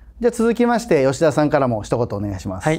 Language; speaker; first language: Japanese; native; Japanese